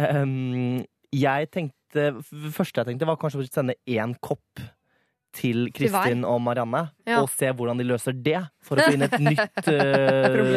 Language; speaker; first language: Norwegian; native; Norwegian